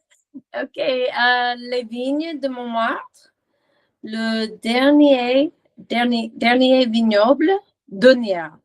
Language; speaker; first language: French; non-native, learner; English